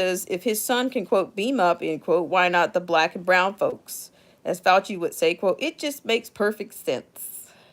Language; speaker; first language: English; native; English